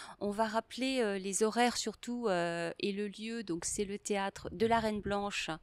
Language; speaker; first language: French; native; French